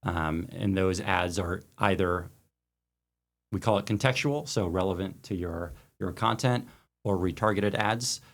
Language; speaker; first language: English; native; English